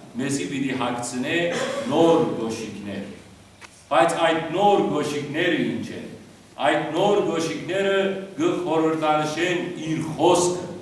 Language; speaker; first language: Armenian; early bilingual, heritage; Armenian